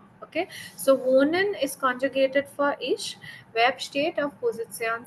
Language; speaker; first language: German; non-native, learner; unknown